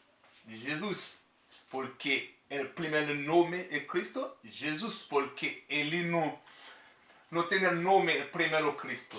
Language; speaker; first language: Portuguese; non-native, learner; Haitian Creole